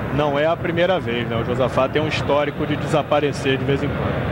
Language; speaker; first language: Portuguese; native; Portuguese